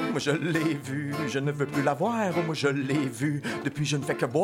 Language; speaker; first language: French; native; French